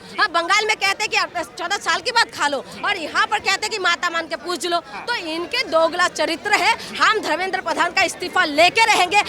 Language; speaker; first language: Hindi; non-native, local second language; Assamese